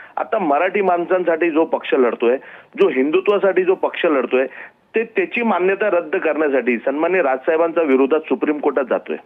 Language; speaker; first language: Marathi; non-native, local second language; Gujarati